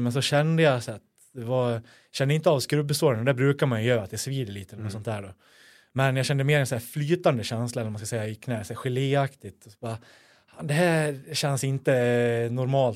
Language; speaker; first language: Swedish; native; Swedish